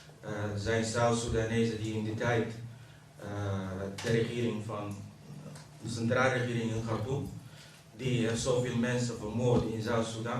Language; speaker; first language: Dutch; non-native, fluent; Arabic